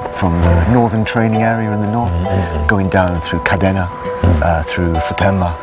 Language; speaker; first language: English; native; English